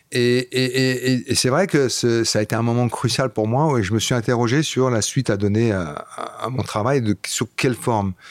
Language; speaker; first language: French; non-native, fluent; Dutch